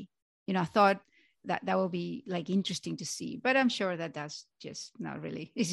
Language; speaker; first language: English; non-native, fluent; Spanish